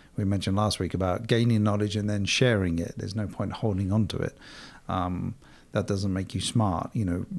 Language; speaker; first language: English; native; English